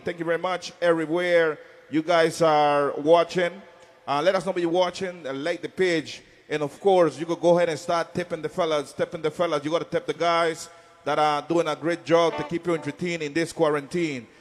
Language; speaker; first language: English; native; English